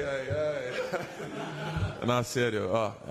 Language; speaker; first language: Portuguese; non-native, learner; English